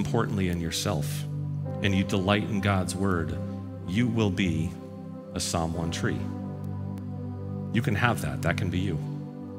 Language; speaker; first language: English; native; English